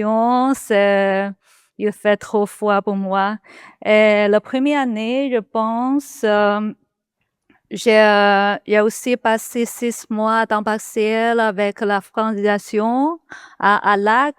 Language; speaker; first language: French; non-native, learner; Chinese